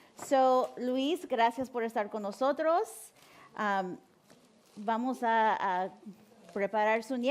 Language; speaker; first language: Spanish; early bilingual, heritage; Spanish